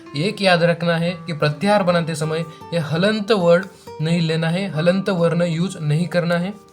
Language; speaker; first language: Hindi; non-native, local second language; Marathi